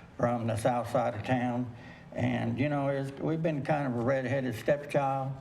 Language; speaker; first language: English; native; English